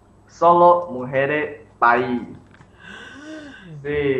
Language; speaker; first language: Spanish; non-native, learner; English